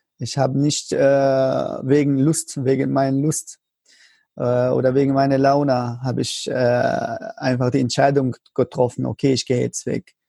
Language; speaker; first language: German; non-native, learner; Arabic